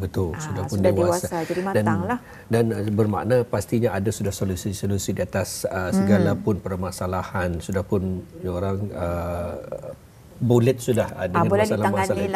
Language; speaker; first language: Malay; native; Malay